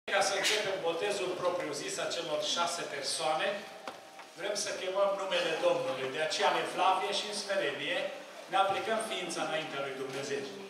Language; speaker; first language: Romanian; native; Romanian